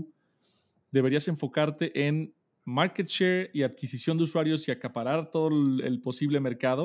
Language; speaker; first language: Spanish; native; Spanish